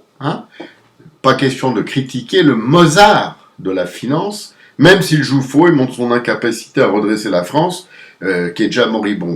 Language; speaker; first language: French; native; French